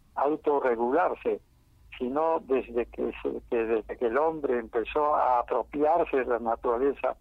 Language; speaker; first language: Spanish; non-native, local second language; Quechua